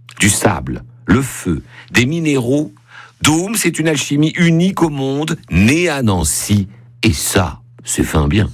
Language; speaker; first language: French; native; French